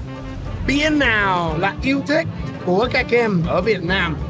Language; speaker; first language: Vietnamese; non-native, fluent; English